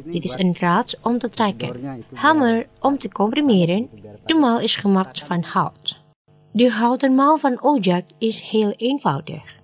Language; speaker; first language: Dutch; non-native, fluent; Indonesian